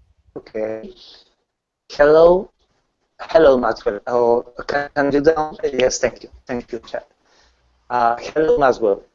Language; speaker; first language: English; non-native, learner; Spanish